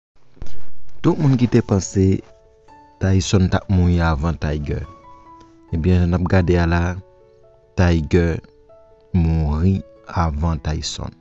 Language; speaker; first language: French; non-native, local second language; Haitian Creole